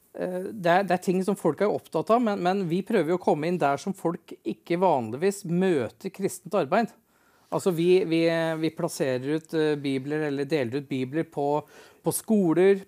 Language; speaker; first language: Norwegian; native; Norwegian